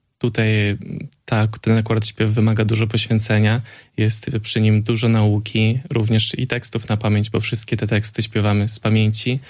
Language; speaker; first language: Polish; native; Polish